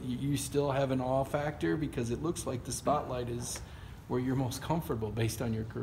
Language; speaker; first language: English; native; English